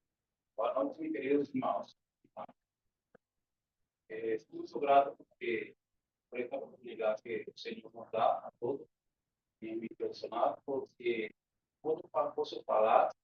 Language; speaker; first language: Portuguese; non-native, learner; Spanish